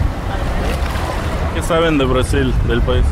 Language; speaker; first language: Spanish; non-native, fluent; Russian